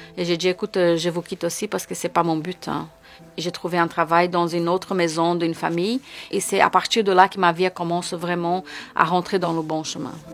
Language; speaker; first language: French; non-native, fluent; Portuguese